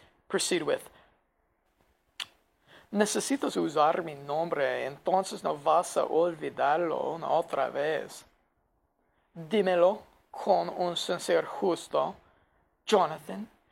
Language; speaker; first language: Spanish; non-native, learner; English